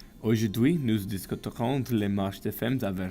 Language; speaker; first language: French; non-native, learner; English